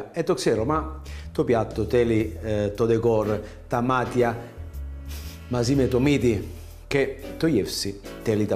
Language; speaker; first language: Greek; non-native, learner; Italian